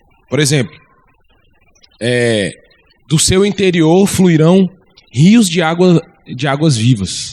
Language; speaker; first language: Portuguese; native; Portuguese